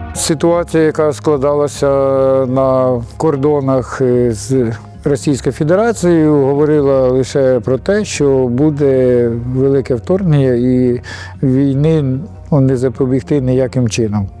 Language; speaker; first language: Ukrainian; native; Ukrainian